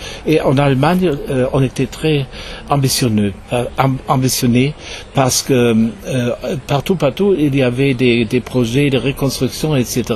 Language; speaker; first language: French; non-native, fluent; German